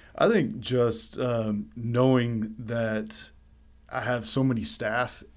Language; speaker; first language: English; native; English